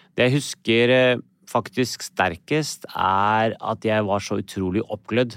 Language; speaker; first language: Norwegian; early bilingual, other home language; Urdu